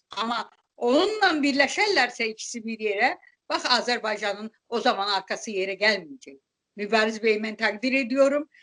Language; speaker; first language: Turkish; non-native, fluent; Azerbaijani